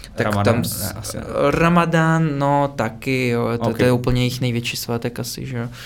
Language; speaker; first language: Czech; non-native, fluent; Russian